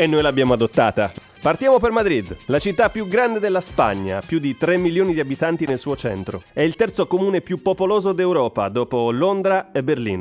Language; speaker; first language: Italian; native; Italian